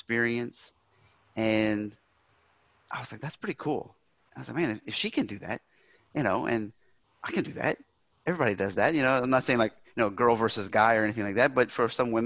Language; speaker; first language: English; native; English